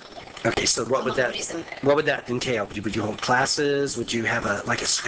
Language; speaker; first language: English; native; English